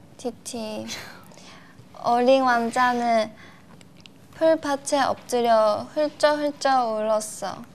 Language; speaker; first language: Korean; non-native, fluent; Chinese